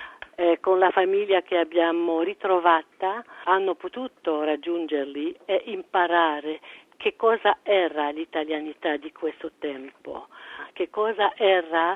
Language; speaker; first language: Italian; early bilingual, heritage; French